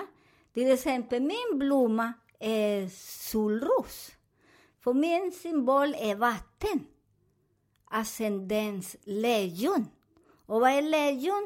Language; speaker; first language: Swedish; non-native, learner; Spanish